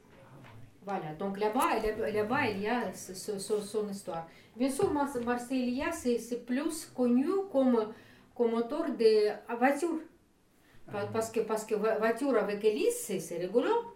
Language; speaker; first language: French; non-native, fluent; Russian